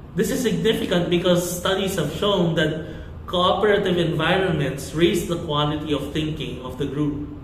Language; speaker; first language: English; non-native, local second language; Filipino